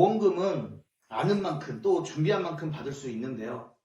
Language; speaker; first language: Korean; native; Korean